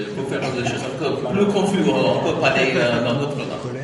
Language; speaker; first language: French; non-native, fluent; English